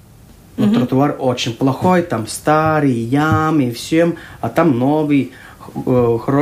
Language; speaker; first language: Russian; non-native, local second language; Latvian